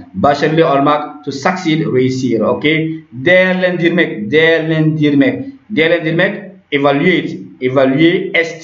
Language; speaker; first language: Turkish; non-native, learner; French